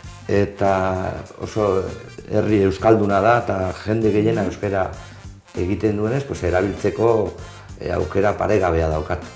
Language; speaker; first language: Basque; non-native, local second language; Spanish